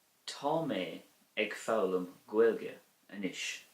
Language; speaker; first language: Irish; non-native, learner; English